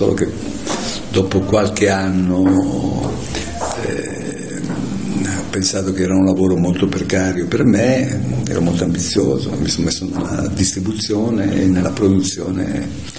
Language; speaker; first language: Italian; native; Italian